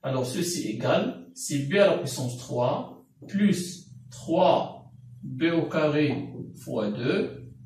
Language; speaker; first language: French; non-native, local second language; Arabic